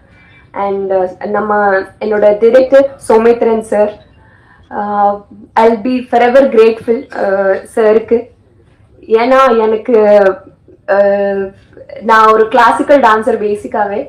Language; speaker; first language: Tamil; non-native, fluent; Telugu